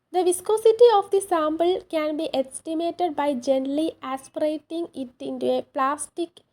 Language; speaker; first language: English; non-native, local second language; Malayalam